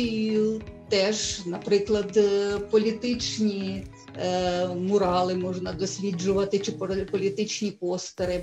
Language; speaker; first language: Ukrainian; native; Ukrainian